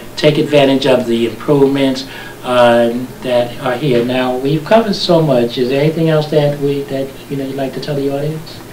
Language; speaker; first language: English; native; English